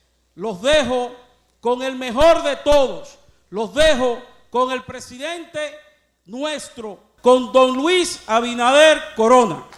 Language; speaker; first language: Spanish; native; Spanish